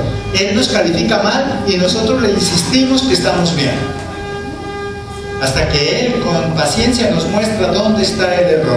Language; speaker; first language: Spanish; native; Spanish